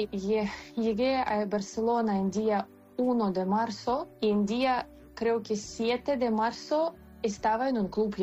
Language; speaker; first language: Spanish; non-native, fluent; Ukrainian